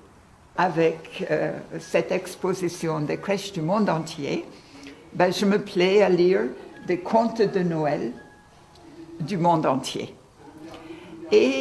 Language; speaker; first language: French; non-native, fluent; English